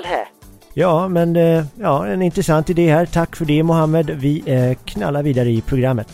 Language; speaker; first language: Swedish; native; Swedish